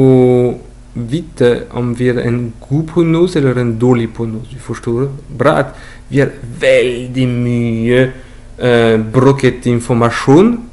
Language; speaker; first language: Norwegian; non-native, learner; French